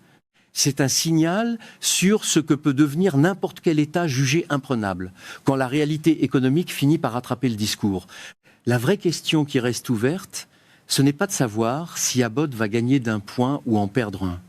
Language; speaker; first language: French; native; French